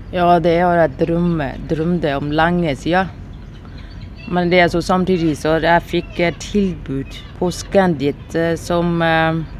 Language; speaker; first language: Norwegian; non-native, learner; Burmese